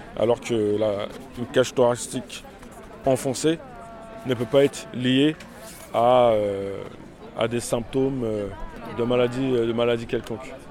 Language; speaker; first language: French; early bilingual, other home language; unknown